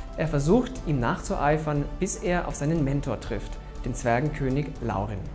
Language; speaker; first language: German; native; German